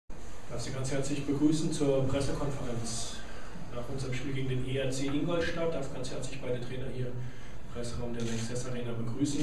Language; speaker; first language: German; native; German